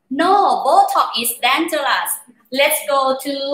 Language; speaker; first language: English; non-native, learner; Thai